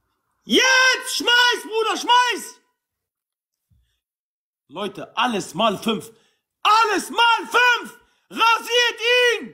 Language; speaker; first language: German; non-native, local second language; Arabic